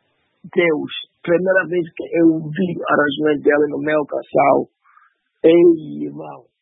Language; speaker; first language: Portuguese; non-native, learner; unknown